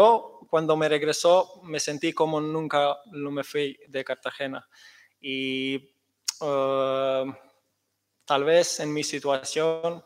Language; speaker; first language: Spanish; non-native, fluent; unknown